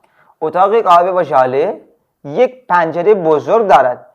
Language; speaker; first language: Persian; non-native, fluent; Urdu